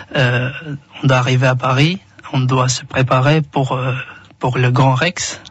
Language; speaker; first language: French; non-native, fluent; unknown